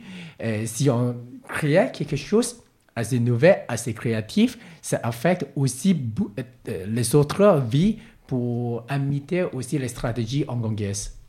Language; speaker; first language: French; non-native, learner; Cantonese